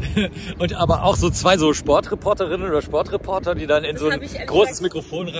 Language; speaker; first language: German; native; German